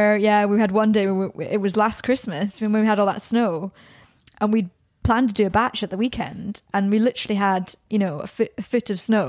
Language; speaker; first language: English; native; English